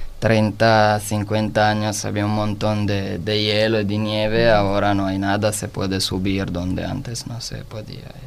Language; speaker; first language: Spanish; non-native, learner; Italian